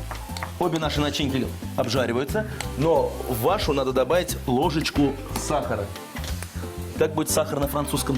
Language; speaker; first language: Russian; native; Russian